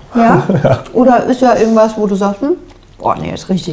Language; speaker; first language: German; native; German